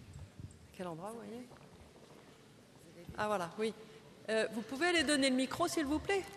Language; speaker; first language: French; native; French